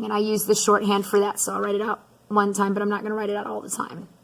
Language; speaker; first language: English; native; English